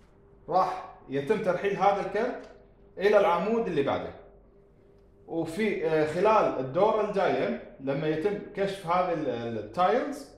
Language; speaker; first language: Arabic; native; Arabic